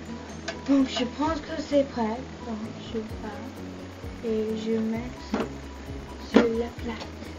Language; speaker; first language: French; non-native, learner; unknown